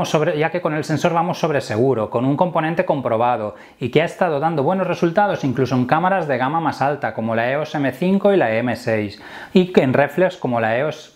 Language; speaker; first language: Spanish; native; Spanish